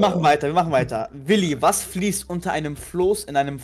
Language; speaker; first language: German; native; German